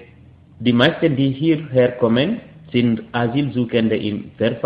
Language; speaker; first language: German; non-native, fluent; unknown